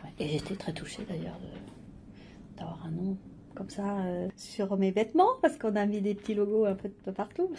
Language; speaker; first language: French; native; French